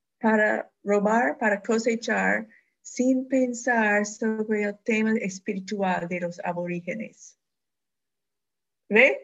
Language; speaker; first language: Spanish; non-native, fluent; English